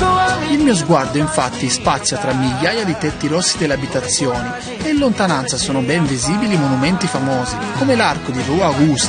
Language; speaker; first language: Italian; native; Italian